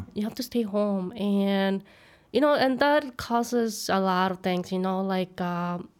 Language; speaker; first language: English; early bilingual, other home language; Spanish